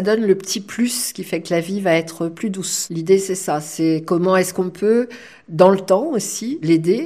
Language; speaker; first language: French; native; French